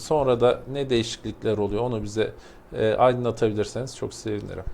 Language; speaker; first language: Turkish; native; Turkish